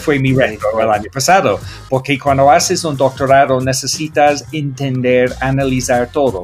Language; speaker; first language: Spanish; non-native, learner; English